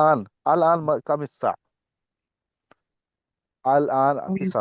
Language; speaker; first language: Arabic; non-native, fluent; Urdu